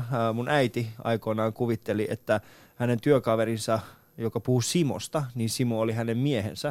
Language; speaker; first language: Finnish; early bilingual, other home language; Persian